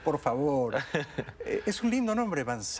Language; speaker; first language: Spanish; native; Spanish